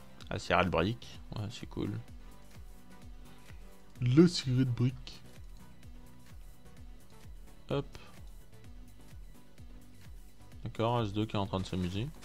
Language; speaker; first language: French; native; French